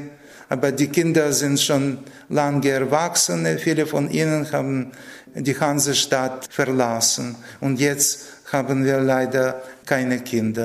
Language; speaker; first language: German; non-native, fluent; Russian